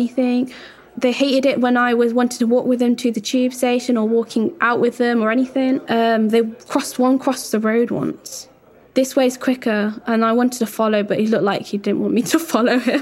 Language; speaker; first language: English; native; English